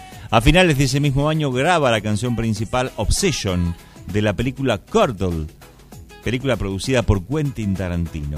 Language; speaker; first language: Spanish; native; Spanish